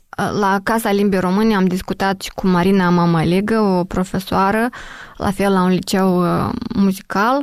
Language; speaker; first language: Romanian; native; Romanian